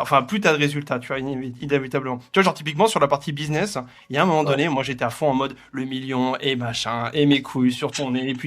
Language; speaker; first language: French; native; French